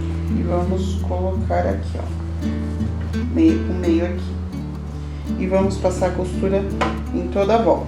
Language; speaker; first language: Portuguese; native; Portuguese